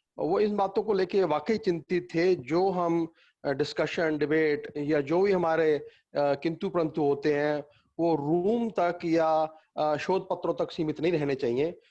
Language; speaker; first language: Hindi; non-native, local second language; Punjabi